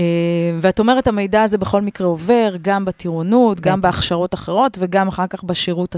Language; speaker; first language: Hebrew; native; Hebrew